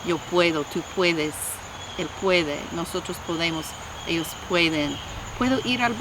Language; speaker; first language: Spanish; non-native, fluent; English